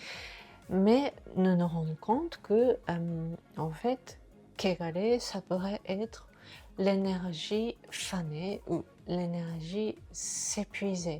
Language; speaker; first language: French; non-native, fluent; Japanese